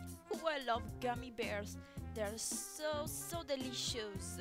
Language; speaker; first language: English; non-native, learner; Italian